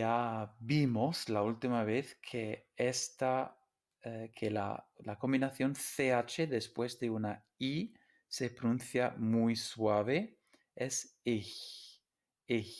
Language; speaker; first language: Spanish; non-native, fluent; English